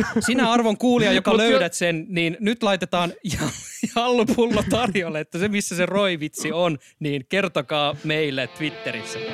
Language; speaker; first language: Finnish; native; Finnish